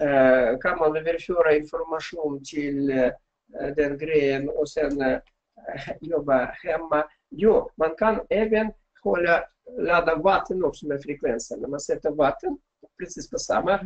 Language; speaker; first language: Swedish; non-native, fluent; Russian